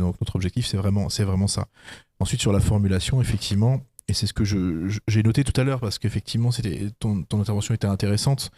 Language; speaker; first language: French; native; French